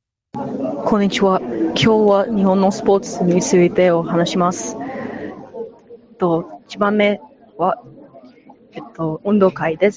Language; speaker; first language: Japanese; non-native, learner; English